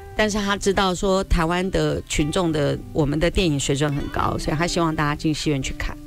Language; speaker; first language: Chinese; native; Chinese